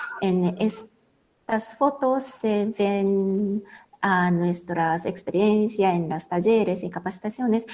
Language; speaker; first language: Spanish; non-native, fluent; Japanese